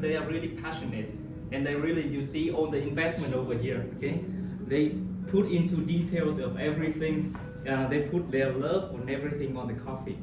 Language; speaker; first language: English; non-native, learner; Vietnamese